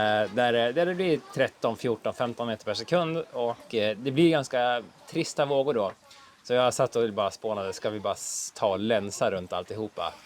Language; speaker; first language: Swedish; native; Swedish